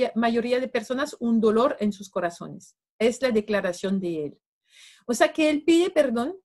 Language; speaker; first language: Spanish; non-native, fluent; French